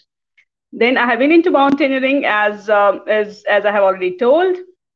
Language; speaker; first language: English; non-native, local second language; Hindi